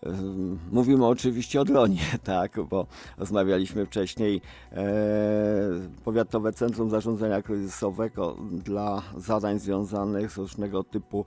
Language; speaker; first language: Polish; native; Polish